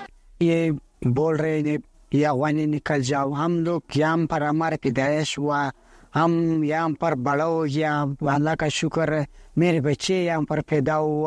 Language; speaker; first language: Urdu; non-native, local second language; Pashto